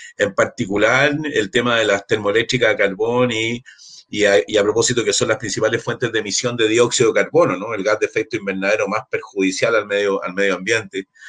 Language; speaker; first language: Spanish; native; Spanish